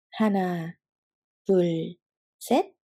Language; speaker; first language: Korean; non-native, fluent; Indonesian